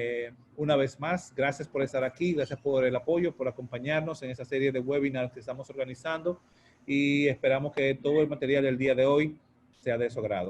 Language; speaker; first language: Spanish; native; Spanish